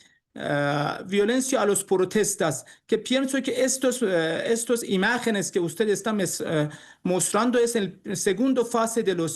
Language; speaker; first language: Spanish; non-native, learner; Persian